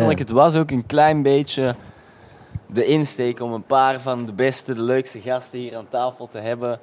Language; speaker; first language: Dutch; native; Dutch